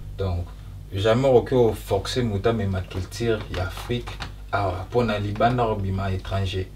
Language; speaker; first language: Lingala; early bilingual, heritage; Lingala